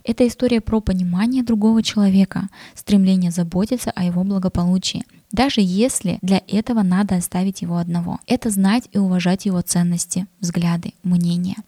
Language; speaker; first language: Russian; native; Russian